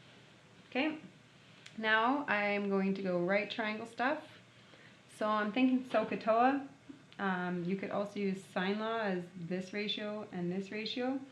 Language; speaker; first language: English; native; English